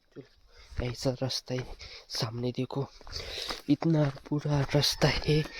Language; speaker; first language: Hindi; non-native, local second language; Marathi